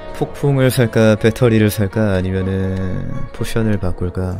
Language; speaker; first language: Korean; native; Korean